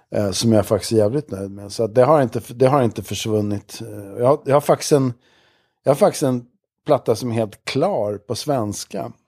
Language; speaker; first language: Swedish; native; Swedish